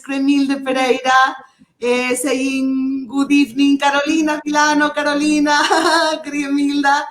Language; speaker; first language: English; non-native, learner; Portuguese